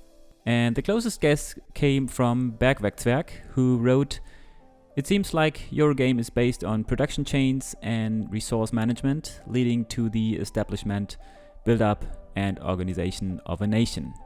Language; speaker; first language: English; non-native, fluent; German